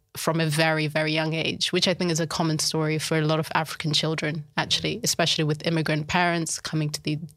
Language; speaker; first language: English; early bilingual, other home language; Shona